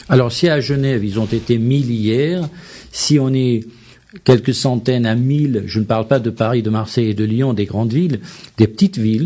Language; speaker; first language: French; native; French